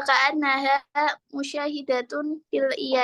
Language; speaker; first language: Arabic; non-native, learner; Indonesian